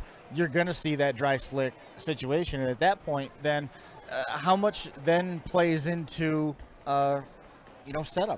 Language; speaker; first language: English; native; English